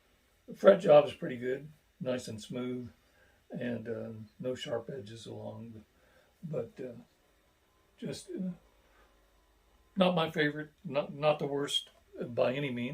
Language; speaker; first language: English; native; English